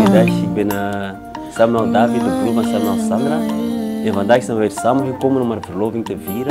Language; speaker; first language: Dutch; early bilingual, other home language; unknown